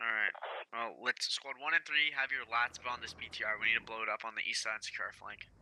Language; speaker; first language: English; native; English